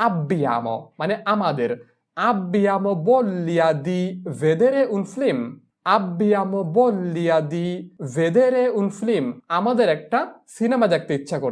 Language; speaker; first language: Italian; non-native, fluent; Bangla